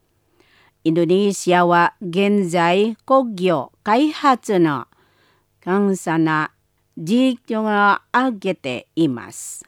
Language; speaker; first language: Japanese; non-native, learner; Indonesian